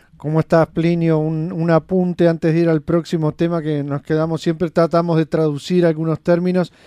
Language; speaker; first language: Spanish; native; Spanish